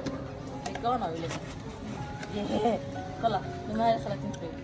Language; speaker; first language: Swedish; early bilingual, other home language; Somali